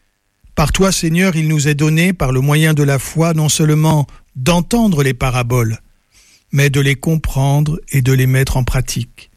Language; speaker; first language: French; native; French